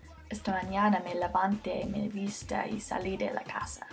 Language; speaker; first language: Spanish; non-native, learner; English